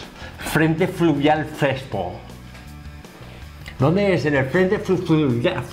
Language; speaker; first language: Spanish; native; Spanish